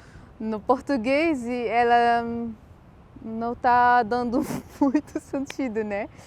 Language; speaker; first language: Portuguese; non-native, fluent; Arabic